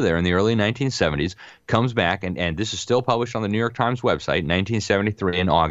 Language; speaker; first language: English; native; English